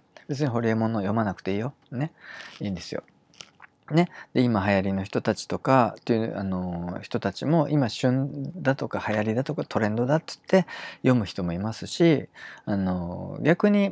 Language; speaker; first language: Japanese; native; Japanese